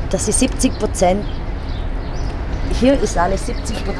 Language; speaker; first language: German; non-native, fluent; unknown